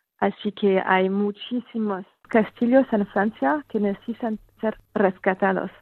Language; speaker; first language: Spanish; non-native, fluent; French